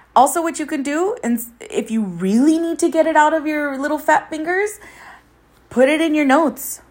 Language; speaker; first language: English; early bilingual, other home language; Spanish